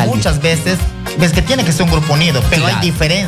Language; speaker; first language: Spanish; native; Spanish